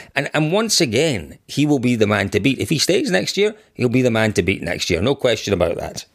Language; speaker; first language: English; native; English